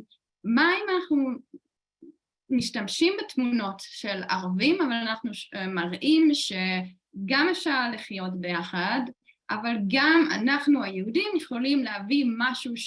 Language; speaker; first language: Hebrew; non-native, fluent; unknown